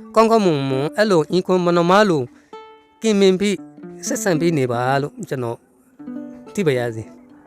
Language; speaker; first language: Burmese; non-native, local second language; Rohingya